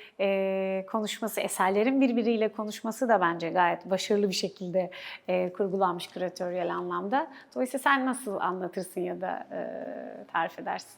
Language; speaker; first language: Turkish; native; Turkish